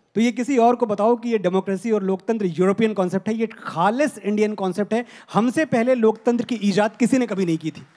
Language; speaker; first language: Hindi; native; Hindi